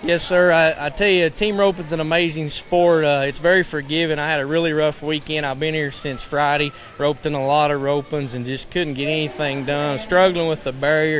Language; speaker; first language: English; native; English